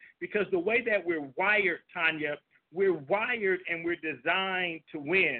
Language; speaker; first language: English; native; English